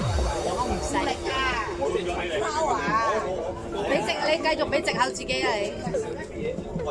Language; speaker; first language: Cantonese; non-native, learner; Filipino